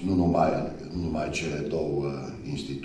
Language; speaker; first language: Romanian; non-native, local second language; Hungarian